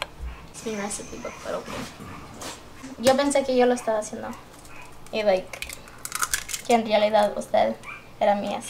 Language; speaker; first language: Spanish; early bilingual, heritage; Spanish